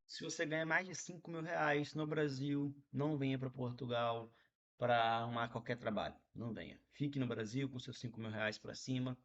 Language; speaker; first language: Portuguese; native; Portuguese